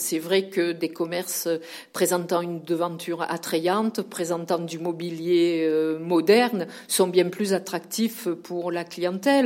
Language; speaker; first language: French; native; French